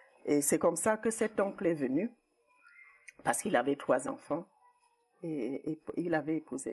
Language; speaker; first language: French; non-native, local second language; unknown